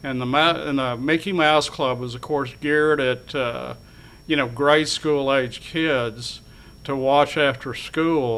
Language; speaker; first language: English; native; English